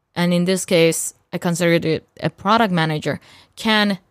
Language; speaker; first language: English; non-native, fluent; Persian